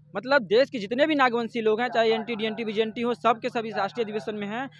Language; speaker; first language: Hindi; native; Hindi